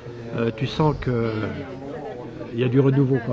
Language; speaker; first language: French; native; French